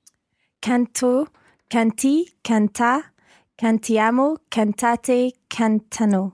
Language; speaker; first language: Italian; non-native, learner; English